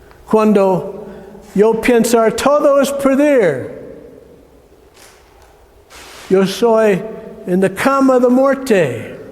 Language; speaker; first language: Spanish; non-native, learner; English